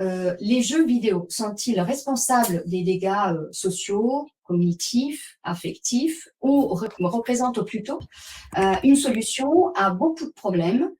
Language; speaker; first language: French; native; French